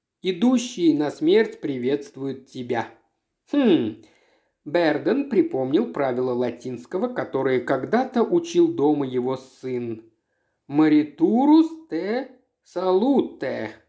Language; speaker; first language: Russian; native; Russian